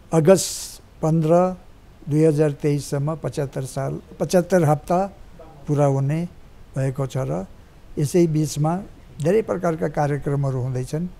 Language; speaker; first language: Nepali; native; Nepali